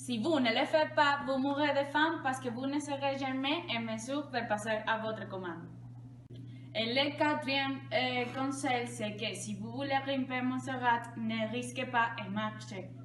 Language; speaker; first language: French; non-native, learner; Spanish